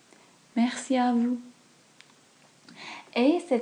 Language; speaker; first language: French; non-native, fluent; English